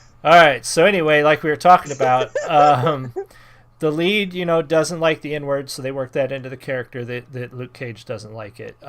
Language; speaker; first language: English; native; English